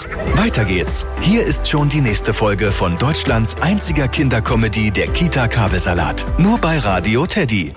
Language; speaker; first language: German; native; German